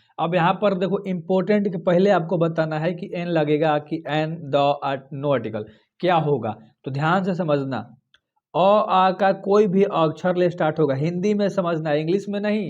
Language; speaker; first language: Hindi; native; Hindi